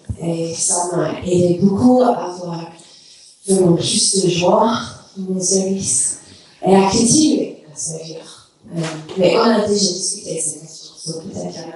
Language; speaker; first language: French; non-native, learner; English